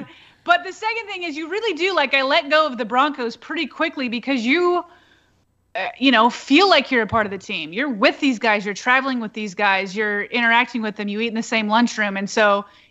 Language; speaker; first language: English; native; English